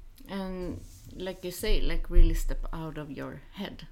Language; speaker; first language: English; non-native, fluent; Swedish